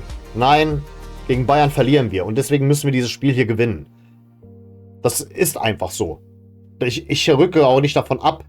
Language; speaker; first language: German; native; German